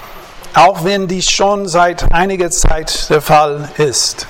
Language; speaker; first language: German; non-native, fluent; English